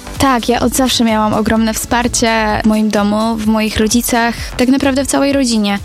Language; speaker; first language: Polish; native; Polish